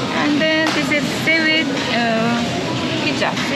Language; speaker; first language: English; non-native, learner; Lao